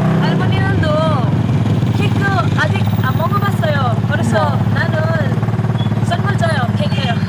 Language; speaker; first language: Korean; non-native, learner; Filipino